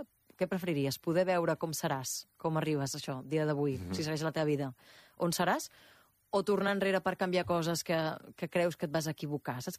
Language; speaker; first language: Catalan; native; Catalan